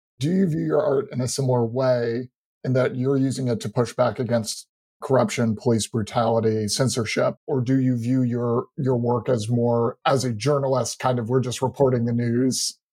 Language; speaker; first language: English; native; English